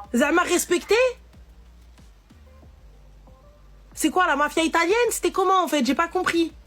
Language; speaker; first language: French; native; French